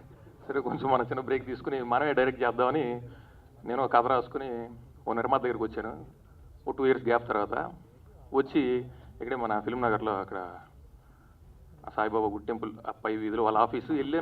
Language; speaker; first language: Telugu; native; Telugu